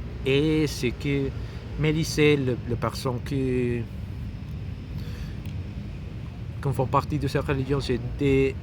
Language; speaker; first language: French; non-native, learner; Spanish